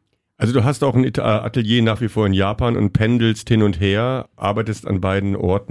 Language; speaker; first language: German; native; German